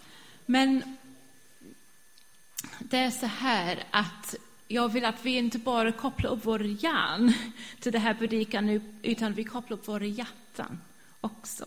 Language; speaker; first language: Swedish; non-native, fluent; English